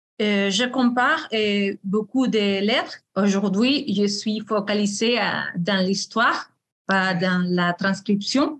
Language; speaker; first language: French; non-native, fluent; Spanish